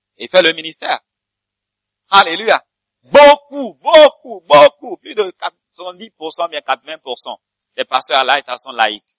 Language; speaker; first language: French; non-native, fluent; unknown